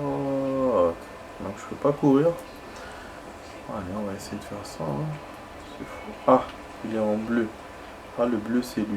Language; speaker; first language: French; native; French